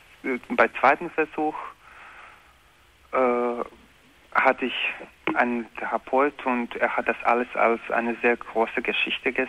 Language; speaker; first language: German; non-native, learner; Croatian